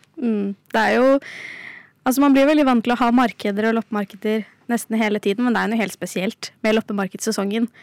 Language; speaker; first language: Norwegian; native; Norwegian